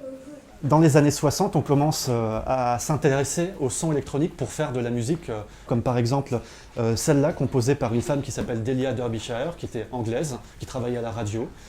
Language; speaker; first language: French; native; French